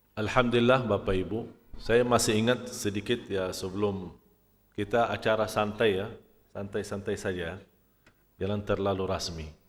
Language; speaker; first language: Malay; non-native, fluent; Arabic